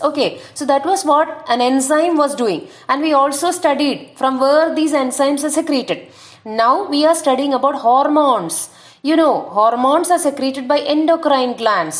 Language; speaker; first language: English; non-native, local second language; Malayalam